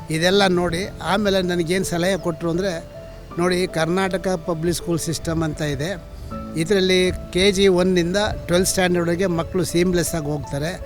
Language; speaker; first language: Kannada; native; Kannada